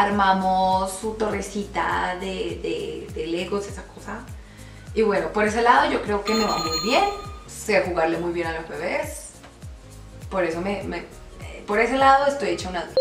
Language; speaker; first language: Spanish; native; Spanish